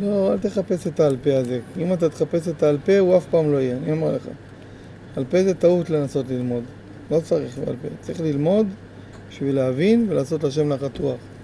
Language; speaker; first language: Hebrew; native; Hebrew